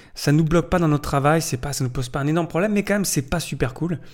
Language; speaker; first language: French; native; French